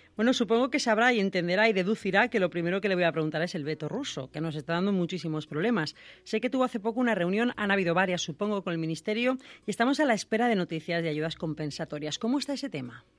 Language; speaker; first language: Spanish; non-native, local second language; Catalan